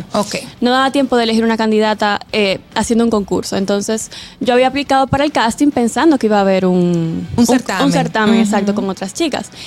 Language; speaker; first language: Spanish; native; Spanish